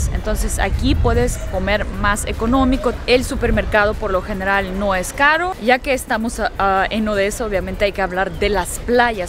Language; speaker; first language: Spanish; early bilingual, heritage; Russian